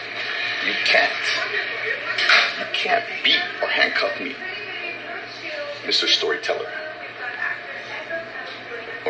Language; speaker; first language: English; native; English